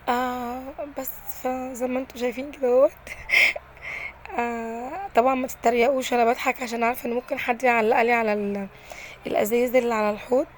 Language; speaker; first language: Arabic; native; Arabic